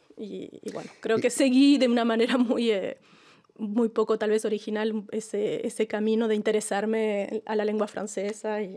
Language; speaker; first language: Spanish; native; Spanish